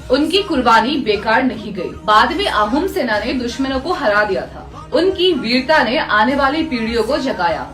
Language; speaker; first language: Hindi; non-native, local second language; Assamese